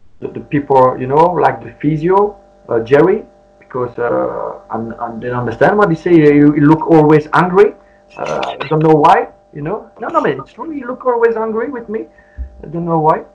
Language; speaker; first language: English; non-native, learner; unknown